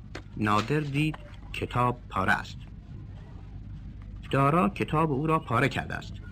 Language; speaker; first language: Persian; non-native, learner; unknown